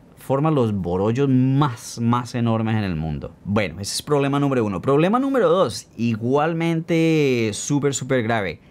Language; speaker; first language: Spanish; native; Spanish